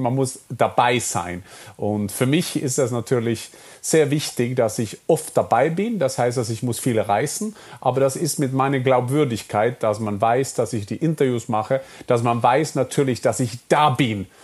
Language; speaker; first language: German; non-native, fluent; Norwegian